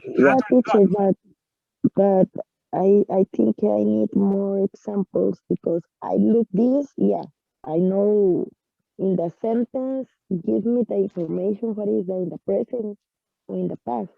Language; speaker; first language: English; non-native, learner; Spanish